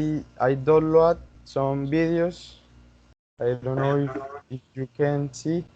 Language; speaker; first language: English; non-native, learner; Spanish